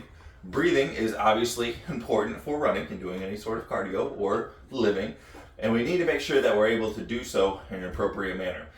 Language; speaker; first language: English; native; English